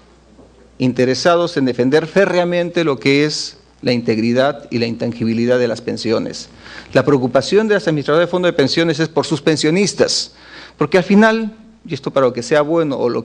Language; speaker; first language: Spanish; native; Spanish